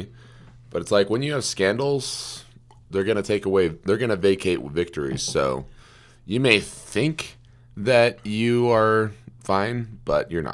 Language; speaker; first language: English; native; English